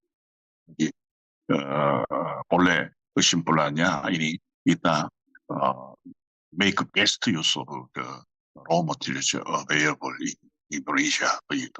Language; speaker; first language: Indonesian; non-native, fluent; Korean